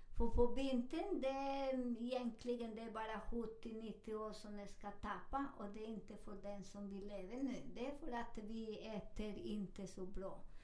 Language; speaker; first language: Swedish; non-native, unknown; Spanish